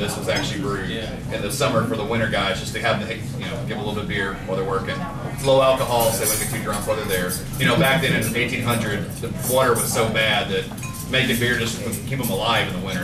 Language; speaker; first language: English; native; English